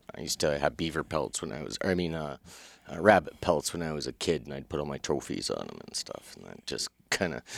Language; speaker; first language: English; native; English